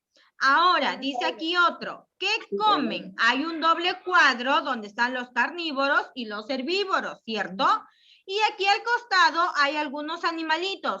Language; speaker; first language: Spanish; native; Spanish